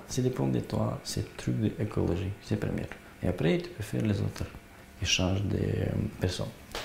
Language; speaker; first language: French; non-native, learner; Gagauz